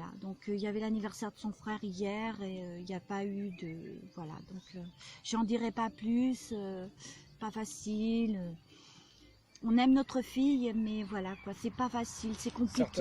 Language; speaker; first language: French; native; French